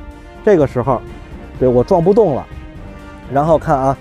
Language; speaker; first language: Chinese; native; Chinese